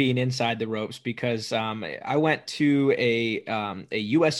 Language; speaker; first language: English; native; English